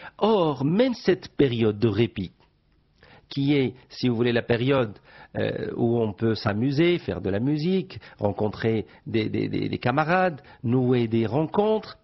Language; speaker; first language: French; non-native, local second language; Arabic